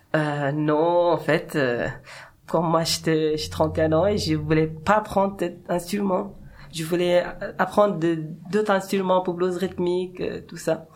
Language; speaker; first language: French; non-native, learner; Persian